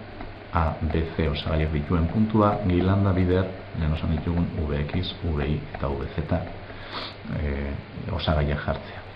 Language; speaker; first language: Basque; native; Basque